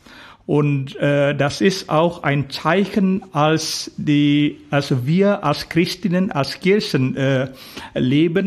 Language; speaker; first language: German; non-native, fluent; Indonesian